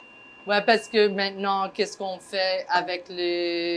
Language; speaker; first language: French; non-native, fluent; English